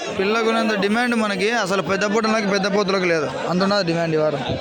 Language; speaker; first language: Telugu; native; Telugu